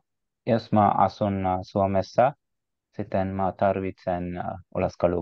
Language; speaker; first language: Finnish; non-native, learner; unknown